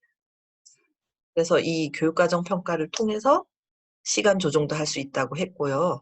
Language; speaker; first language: Korean; native; Korean